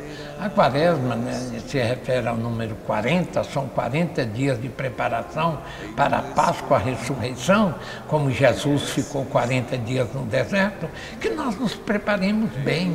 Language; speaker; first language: Portuguese; native; Portuguese